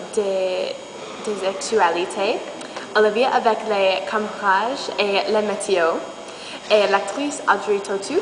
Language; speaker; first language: French; non-native, learner; English